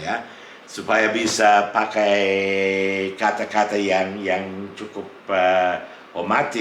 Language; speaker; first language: Indonesian; non-native, fluent; English